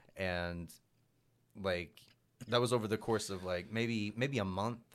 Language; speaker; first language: English; native; English